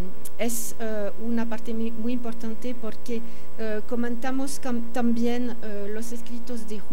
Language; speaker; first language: Spanish; non-native, fluent; French